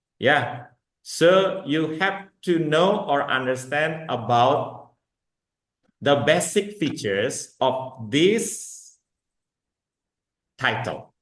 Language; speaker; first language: English; non-native, fluent; Indonesian